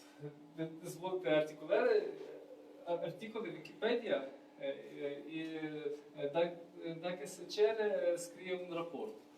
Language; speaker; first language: Romanian; non-native, learner; Ukrainian